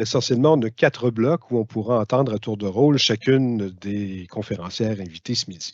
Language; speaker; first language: French; native; French